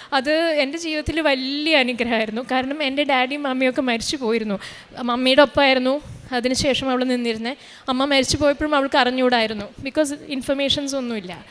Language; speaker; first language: Malayalam; native; Malayalam